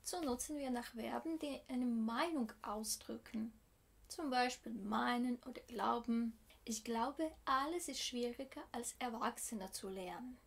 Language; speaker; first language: German; non-native, fluent; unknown